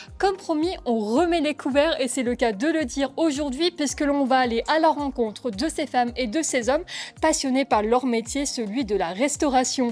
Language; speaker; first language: French; native; French